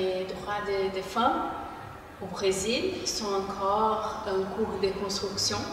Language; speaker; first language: French; non-native, fluent; Portuguese